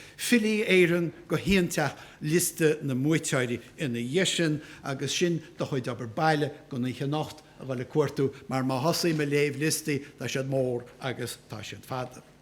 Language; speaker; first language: Irish; native; Irish